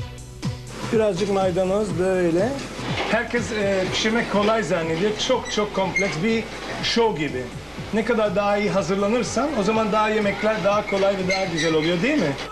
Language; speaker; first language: Turkish; non-native, fluent; English